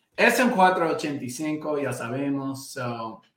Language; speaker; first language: Spanish; non-native, fluent; English